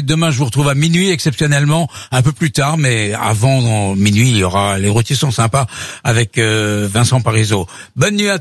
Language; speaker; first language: French; native; French